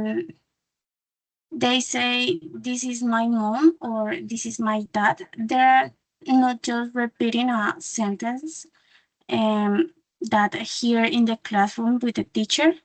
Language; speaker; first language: English; non-native, learner; Spanish